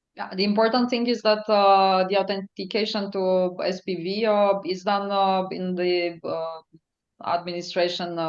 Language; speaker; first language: English; non-native, fluent; Romanian